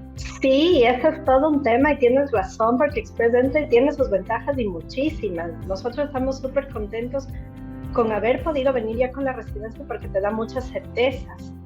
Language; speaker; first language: Spanish; native; Spanish